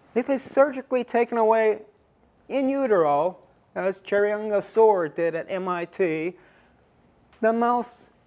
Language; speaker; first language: English; non-native, fluent; Estonian